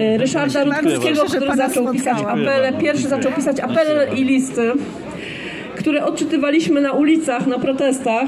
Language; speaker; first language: Polish; native; Polish